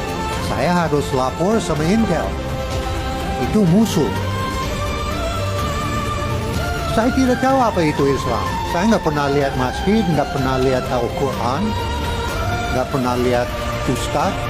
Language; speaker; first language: Indonesian; non-native, fluent; English